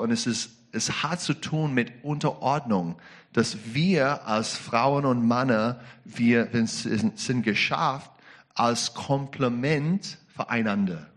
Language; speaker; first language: German; non-native, learner; English